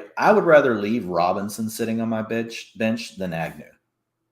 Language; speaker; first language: English; native; English